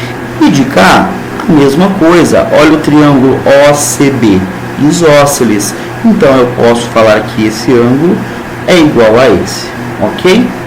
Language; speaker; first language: Portuguese; native; Portuguese